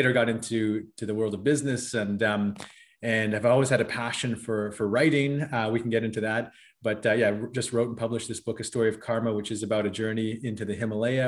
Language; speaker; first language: English; native; English